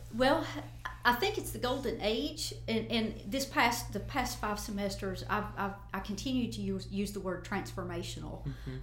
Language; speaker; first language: English; native; English